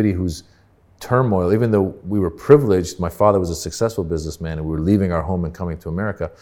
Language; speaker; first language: English; early bilingual, other home language; Persian